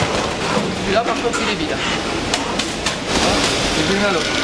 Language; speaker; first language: French; native; French